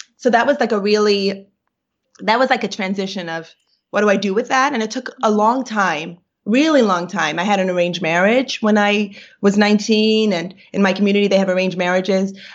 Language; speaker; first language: English; native; English